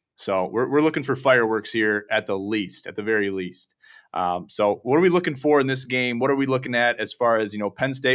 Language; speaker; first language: English; native; English